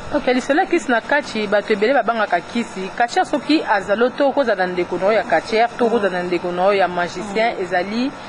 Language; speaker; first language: Lingala; native; Lingala